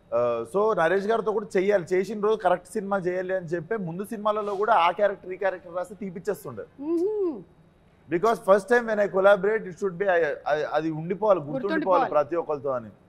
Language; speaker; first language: Telugu; native; Telugu